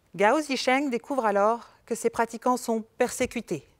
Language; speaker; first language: French; native; French